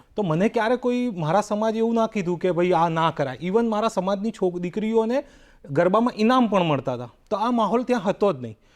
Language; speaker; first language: Gujarati; native; Gujarati